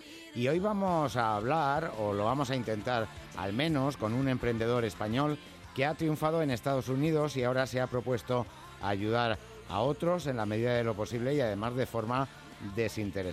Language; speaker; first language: Spanish; native; Spanish